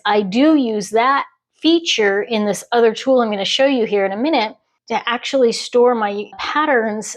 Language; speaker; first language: English; native; English